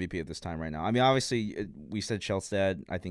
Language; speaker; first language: English; native; English